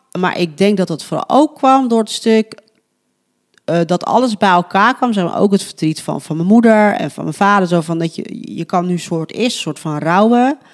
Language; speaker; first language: Dutch; early bilingual, other home language; Spanish